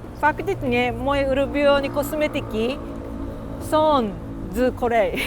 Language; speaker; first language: Polish; non-native, learner; Japanese